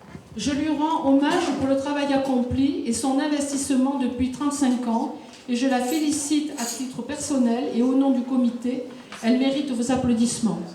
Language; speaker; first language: French; native; French